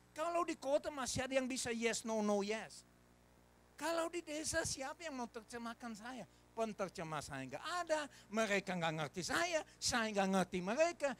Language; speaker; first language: Indonesian; non-native, fluent; English